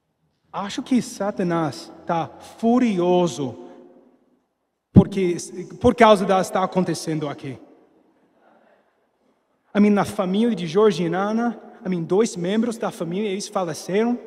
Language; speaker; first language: Portuguese; non-native, learner; English